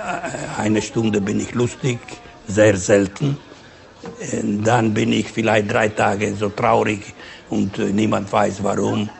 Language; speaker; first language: German; non-native, fluent; Ladino